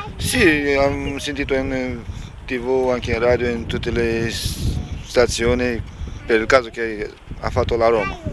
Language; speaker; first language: Italian; non-native, learner; Romanian